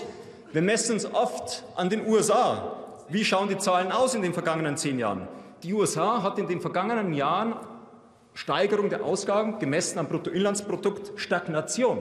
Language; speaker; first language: German; native; German